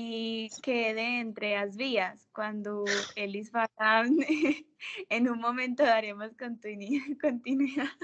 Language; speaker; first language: Portuguese; non-native, fluent; Spanish